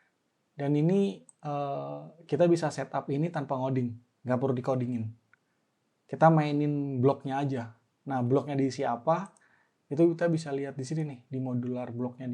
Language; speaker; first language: Indonesian; native; Indonesian